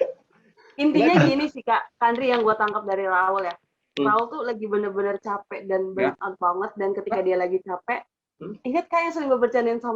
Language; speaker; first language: Indonesian; native; Indonesian